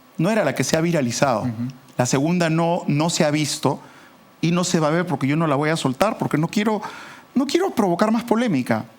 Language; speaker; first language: Spanish; native; Spanish